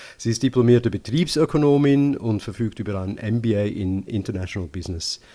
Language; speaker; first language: German; native; German